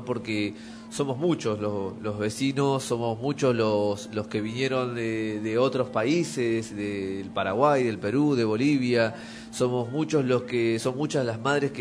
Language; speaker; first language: Spanish; native; Spanish